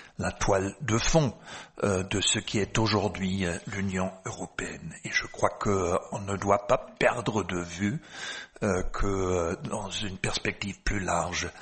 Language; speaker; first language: French; non-native, fluent; German